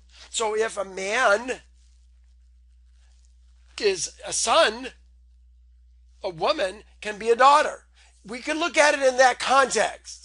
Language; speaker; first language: English; native; English